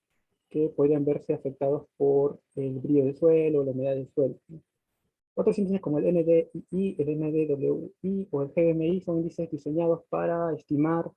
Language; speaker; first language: Spanish; native; Spanish